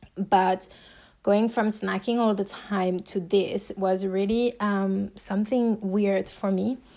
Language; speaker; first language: English; non-native, fluent; French